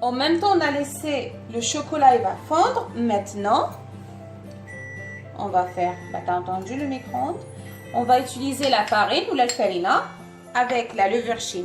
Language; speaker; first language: French; non-native, local second language; Arabic